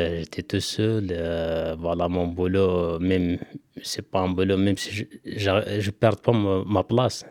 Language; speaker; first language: French; non-native, local second language; Kabyle